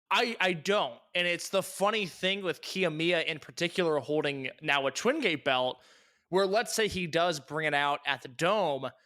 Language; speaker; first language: English; native; English